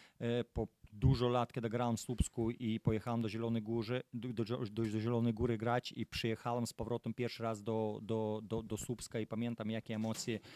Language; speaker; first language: Polish; non-native, fluent; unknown